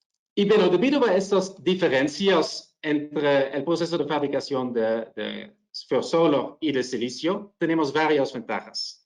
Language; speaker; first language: Spanish; non-native, fluent; Dutch